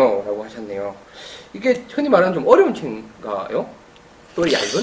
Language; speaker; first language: Korean; native; Korean